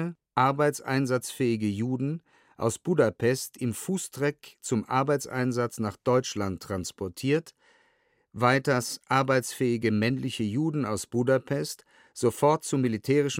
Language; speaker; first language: German; native; German